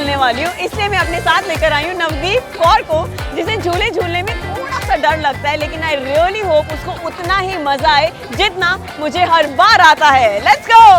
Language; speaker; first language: Hindi; native; Hindi